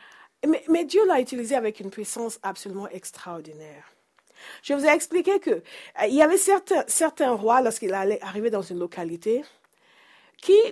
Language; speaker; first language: French; non-native, fluent; English